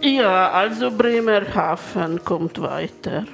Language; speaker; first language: German; non-native, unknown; Hungarian